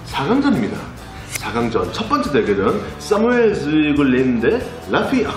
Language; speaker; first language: Korean; native; Korean